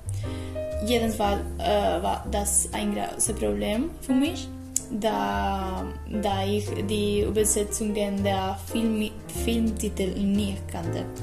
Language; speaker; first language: German; non-native, learner; Spanish